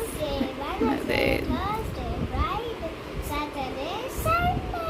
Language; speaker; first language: Hindi; native; Hindi